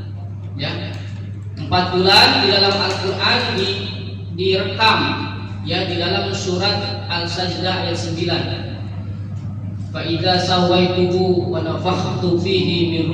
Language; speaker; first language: Indonesian; native; Indonesian